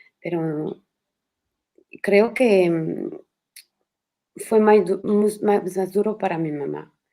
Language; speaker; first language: Spanish; non-native, learner; French